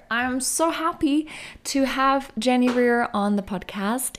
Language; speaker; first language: English; non-native, fluent; German